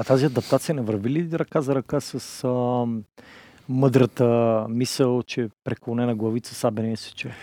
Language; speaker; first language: Bulgarian; native; Bulgarian